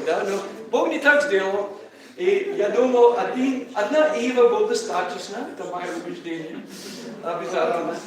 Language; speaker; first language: Russian; non-native, learner; English